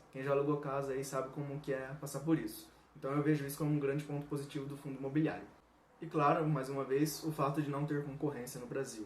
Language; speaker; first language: Portuguese; native; Portuguese